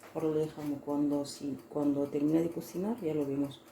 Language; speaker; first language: Spanish; non-native, fluent; Arabic